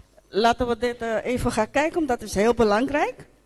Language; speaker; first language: Dutch; non-native, local second language; Papiamento